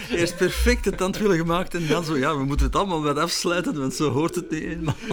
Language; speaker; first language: Dutch; native; Dutch